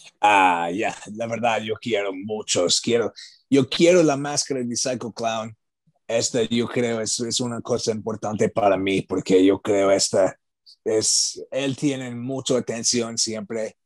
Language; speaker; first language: Spanish; non-native, learner; English